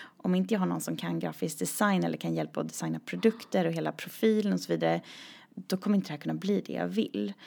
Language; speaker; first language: Swedish; native; Swedish